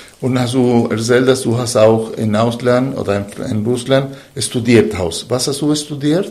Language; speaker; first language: German; non-native, fluent; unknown